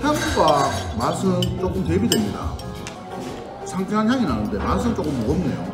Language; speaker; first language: Korean; native; Korean